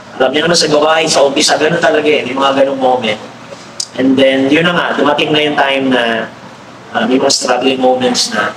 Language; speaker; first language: Filipino; native; Filipino